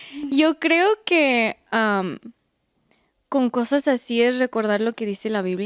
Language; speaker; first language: Spanish; early bilingual, heritage; Spanish